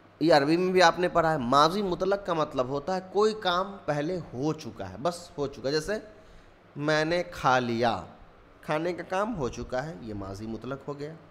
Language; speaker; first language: Urdu; native; Urdu